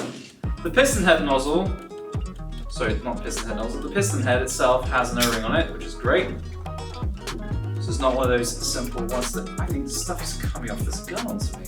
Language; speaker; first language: English; native; English